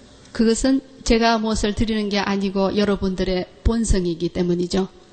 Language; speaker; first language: Korean; native; Korean